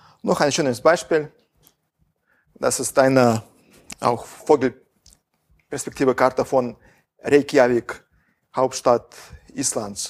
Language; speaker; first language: German; non-native, fluent; Russian